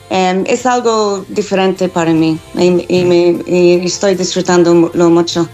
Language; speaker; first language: Spanish; non-native, fluent; English